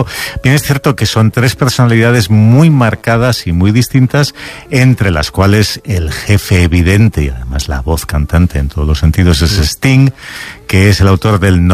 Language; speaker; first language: Spanish; native; Spanish